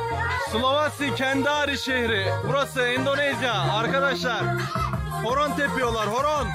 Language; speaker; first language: Turkish; native; Turkish